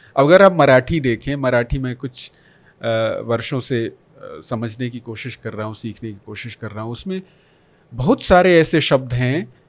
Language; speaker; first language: Hindi; non-native, local second language; Bhojpuri